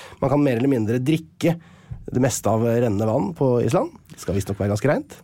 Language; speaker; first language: Norwegian; native; Norwegian